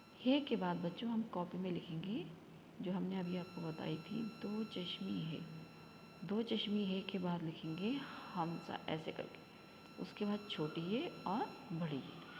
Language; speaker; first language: Hindi; native; Hindi